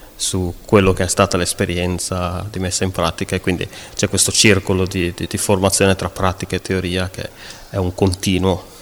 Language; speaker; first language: Italian; native; Italian